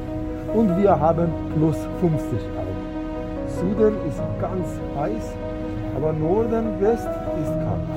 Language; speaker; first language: German; non-native, learner; Persian